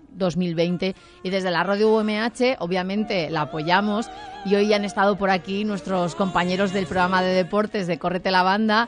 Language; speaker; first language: Spanish; native; Spanish